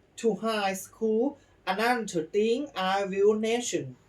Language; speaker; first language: English; non-native, learner; Thai